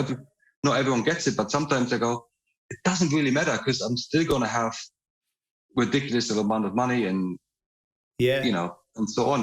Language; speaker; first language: English; non-native, fluent; German